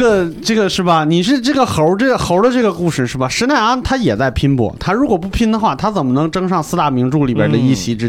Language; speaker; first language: Chinese; native; Chinese